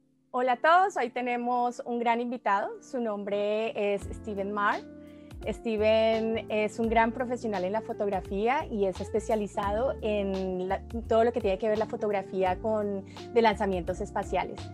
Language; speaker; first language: Spanish; native; Spanish